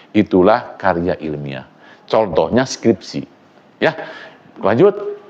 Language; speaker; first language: Indonesian; non-native, local second language; Sundanese